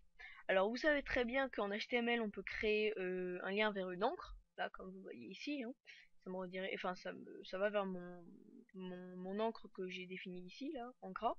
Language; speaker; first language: French; native; French